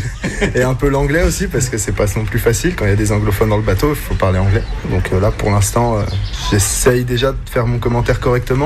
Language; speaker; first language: French; native; French